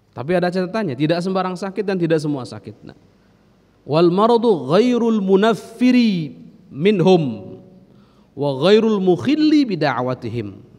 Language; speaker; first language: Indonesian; native; Indonesian